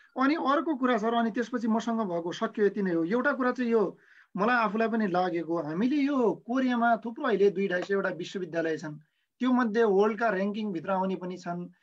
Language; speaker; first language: Nepali; native; Nepali